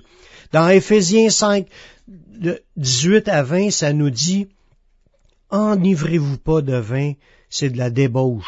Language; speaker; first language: French; native; French